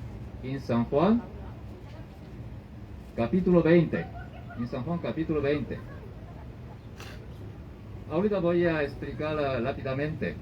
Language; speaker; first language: Spanish; non-native, learner; Chinese